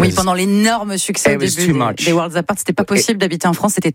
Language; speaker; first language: French; native; French